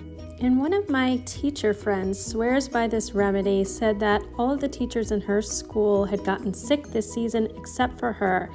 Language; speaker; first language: English; native; English